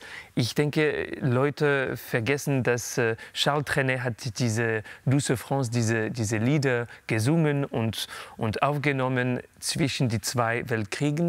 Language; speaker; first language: German; non-native, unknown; French